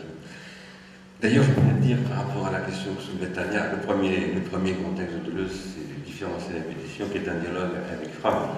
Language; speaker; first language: French; native; French